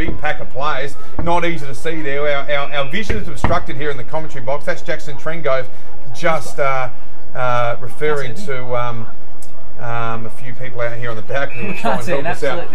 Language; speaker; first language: English; native; English